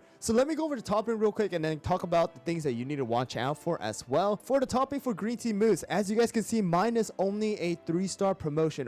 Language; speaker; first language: English; native; English